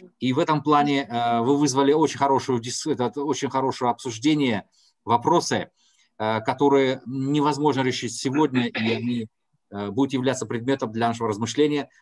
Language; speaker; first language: Russian; non-native, local second language; Tajik